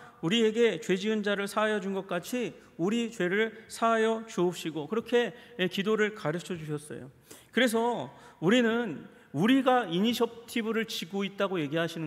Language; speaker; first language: Korean; native; Korean